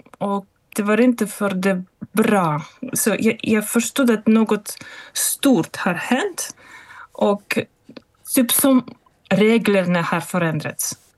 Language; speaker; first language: Swedish; non-native, fluent; Russian